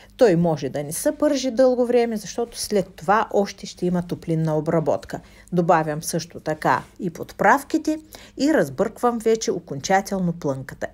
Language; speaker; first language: Bulgarian; non-native, fluent; Russian